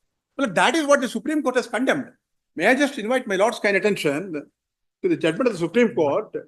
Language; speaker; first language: English; non-native, local second language; Kannada